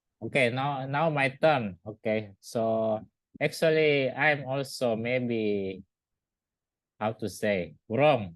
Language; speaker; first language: English; non-native, learner; Indonesian